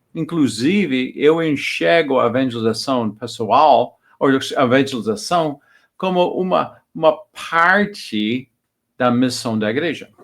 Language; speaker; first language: Portuguese; non-native, fluent; English